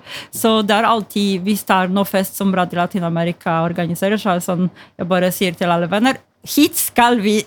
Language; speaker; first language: Norwegian; non-native, fluent; Polish